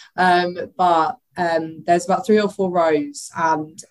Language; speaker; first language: English; native; English